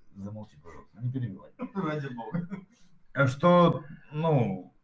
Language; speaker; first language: Russian; native; Russian